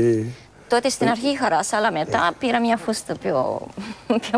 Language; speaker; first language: Greek; non-native, learner; Romanian